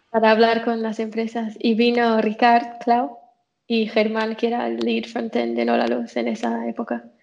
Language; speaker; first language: Spanish; non-native, fluent; English